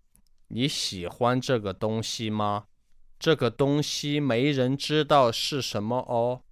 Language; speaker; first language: Chinese; non-native, learner; English